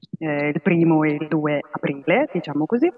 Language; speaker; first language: Italian; native; Italian